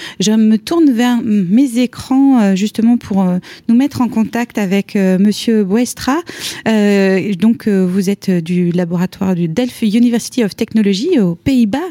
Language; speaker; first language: French; native; French